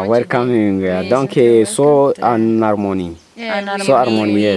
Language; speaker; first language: French; non-native, local second language; Rundi